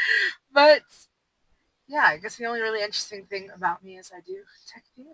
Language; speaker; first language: English; native; English